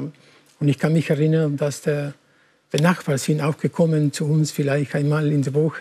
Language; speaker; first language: German; non-native, learner; Spanish